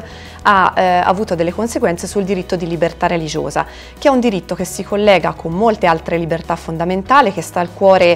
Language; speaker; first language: Italian; native; Italian